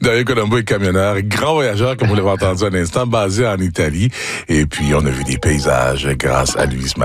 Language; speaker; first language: French; native; French